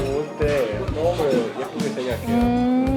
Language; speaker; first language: Korean; non-native, learner; Danish